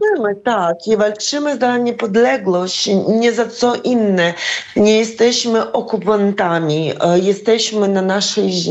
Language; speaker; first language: Polish; non-native, fluent; Ukrainian